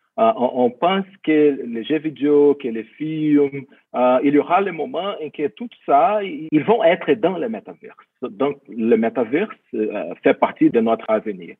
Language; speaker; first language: French; non-native, fluent; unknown